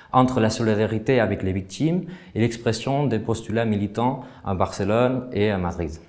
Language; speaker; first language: French; non-native, fluent; Spanish